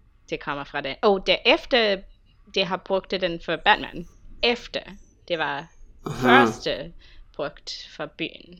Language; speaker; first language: Danish; non-native, fluent; English